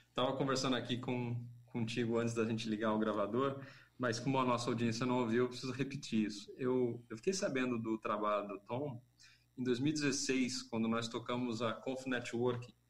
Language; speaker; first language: Portuguese; native; Portuguese